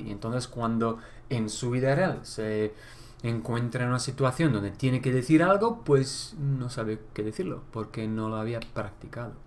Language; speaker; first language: Spanish; non-native, fluent; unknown